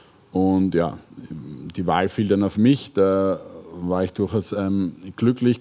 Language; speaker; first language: German; native; German